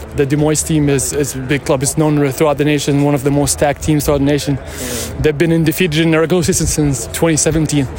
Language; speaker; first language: English; non-native, fluent; Arabic